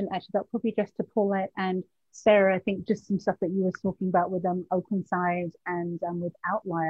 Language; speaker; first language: English; native; English